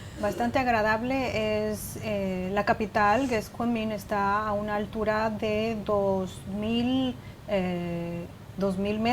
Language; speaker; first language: Spanish; non-native, fluent; Chinese